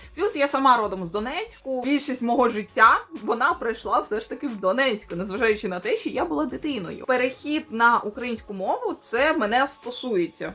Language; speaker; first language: Ukrainian; non-native, local second language; Russian